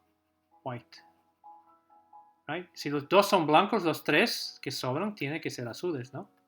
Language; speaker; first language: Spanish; non-native, fluent; English